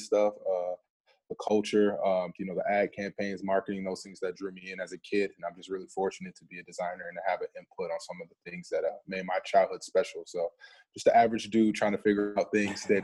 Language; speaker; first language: English; native; English